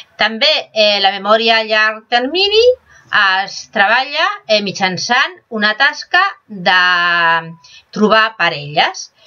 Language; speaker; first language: Catalan; non-native, local second language; Spanish